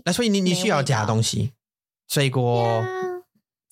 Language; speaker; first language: Chinese; non-native, learner; English